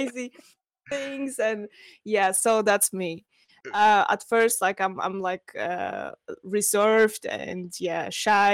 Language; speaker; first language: English; non-native, fluent; Russian